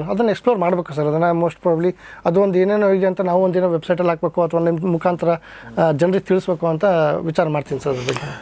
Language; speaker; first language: Kannada; native; Kannada